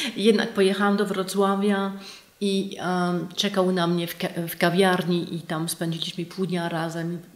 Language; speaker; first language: Polish; non-native, fluent; French